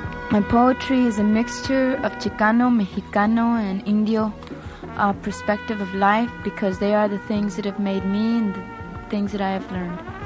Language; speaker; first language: English; early bilingual, other home language; Spanish